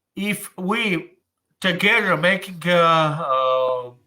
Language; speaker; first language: English; non-native, learner; Slovak